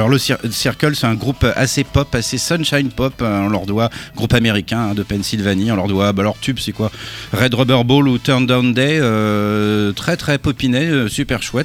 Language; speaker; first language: French; native; French